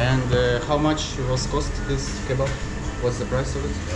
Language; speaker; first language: English; non-native, fluent; Russian